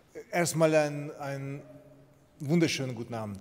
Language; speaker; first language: German; non-native, fluent; Ukrainian